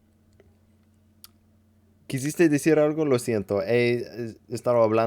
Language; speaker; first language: Spanish; non-native, learner; English